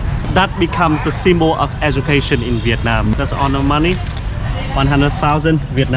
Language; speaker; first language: English; non-native, fluent; Vietnamese